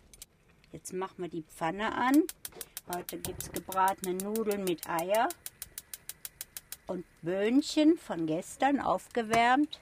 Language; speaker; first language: German; native; German